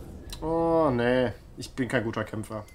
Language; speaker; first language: German; native; German